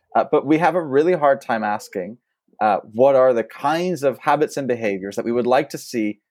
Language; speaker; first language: English; early bilingual, other home language; French